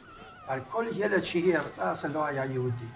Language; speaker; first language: Hebrew; non-native, fluent; Yiddish